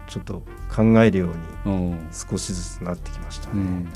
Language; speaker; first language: Japanese; native; Japanese